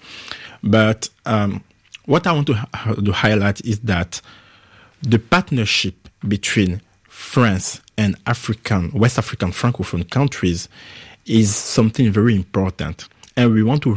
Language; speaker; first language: English; non-native, fluent; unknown